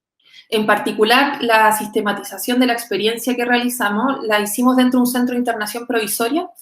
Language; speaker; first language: Spanish; native; Spanish